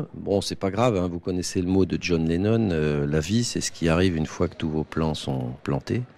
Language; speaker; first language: French; native; French